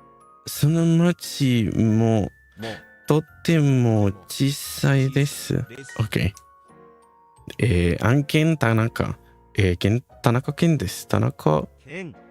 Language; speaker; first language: Japanese; non-native, learner; Spanish